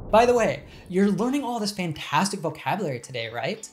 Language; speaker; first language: English; native; English